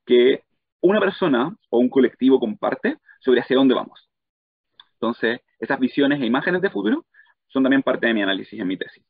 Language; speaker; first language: Spanish; native; Spanish